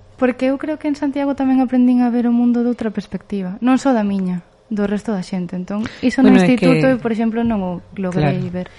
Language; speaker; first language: Galician; native; Galician